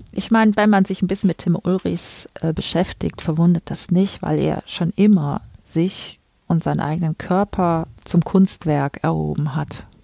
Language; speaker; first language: German; native; German